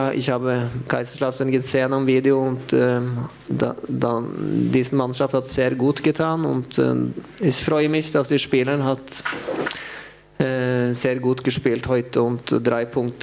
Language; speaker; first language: German; non-native, fluent; Norwegian